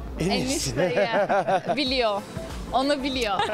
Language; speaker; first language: Turkish; non-native, learner; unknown